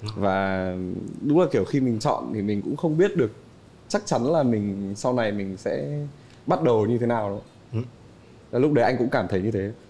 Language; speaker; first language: Vietnamese; native; Vietnamese